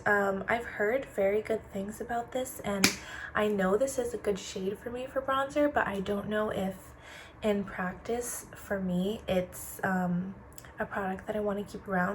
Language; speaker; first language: English; native; English